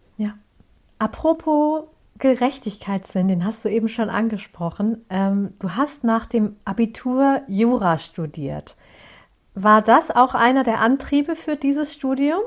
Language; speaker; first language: German; early bilingual, other home language; Turkish